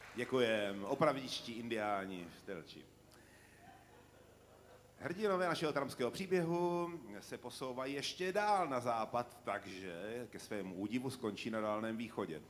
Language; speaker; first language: Czech; native; Czech